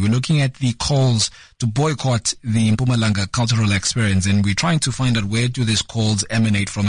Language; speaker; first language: English; non-native, local second language; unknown